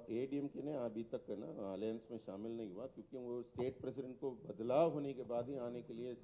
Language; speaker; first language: Hindi; non-native, local second language; Tamil